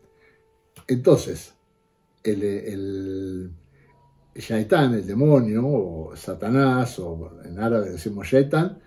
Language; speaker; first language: Spanish; native; Spanish